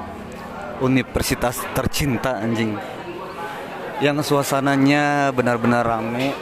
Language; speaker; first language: Indonesian; native; Indonesian